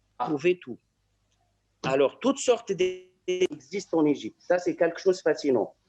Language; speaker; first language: French; non-native, fluent; Arabic